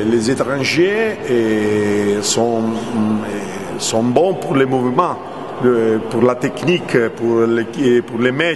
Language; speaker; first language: French; non-native, learner; Italian